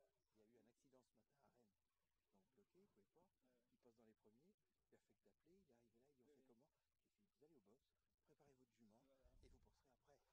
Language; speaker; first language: French; native; French